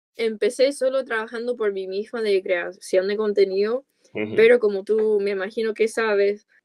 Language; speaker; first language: Spanish; non-native, fluent; English